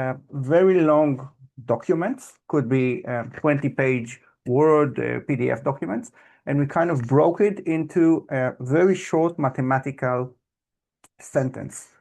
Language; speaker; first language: English; non-native, fluent; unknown